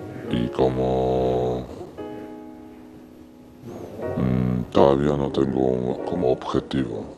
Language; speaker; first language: Spanish; non-native, learner; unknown